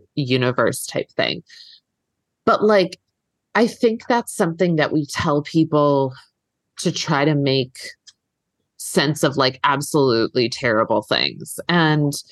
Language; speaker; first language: English; native; English